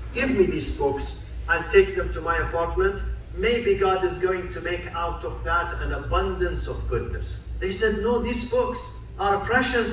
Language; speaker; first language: English; non-native, fluent; Arabic